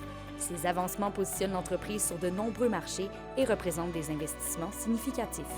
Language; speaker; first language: French; native; French